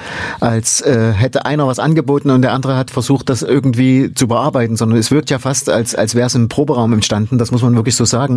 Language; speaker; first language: German; native; German